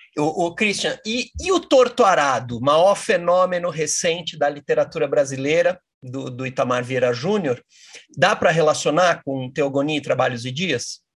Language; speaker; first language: Portuguese; native; Portuguese